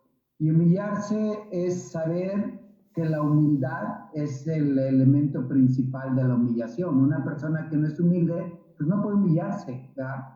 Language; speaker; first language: Spanish; native; Spanish